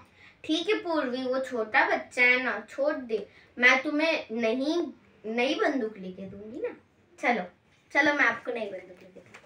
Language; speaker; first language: Hindi; non-native, local second language; Tamil